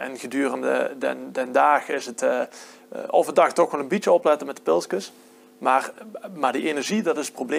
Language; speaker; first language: Dutch; native; Dutch